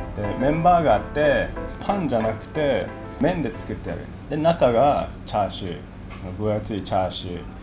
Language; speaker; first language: Japanese; early bilingual, heritage; English